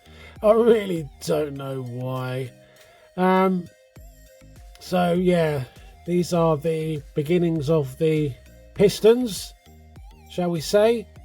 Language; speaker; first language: English; native; English